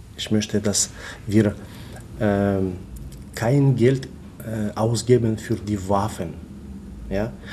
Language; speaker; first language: German; non-native, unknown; Russian